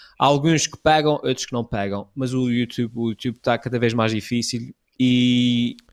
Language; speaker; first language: Portuguese; native; Portuguese